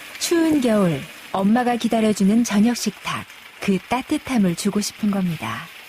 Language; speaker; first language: Korean; native; Korean